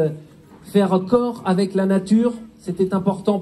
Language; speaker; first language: French; native; French